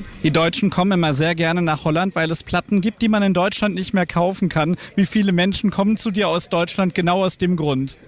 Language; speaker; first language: German; native; German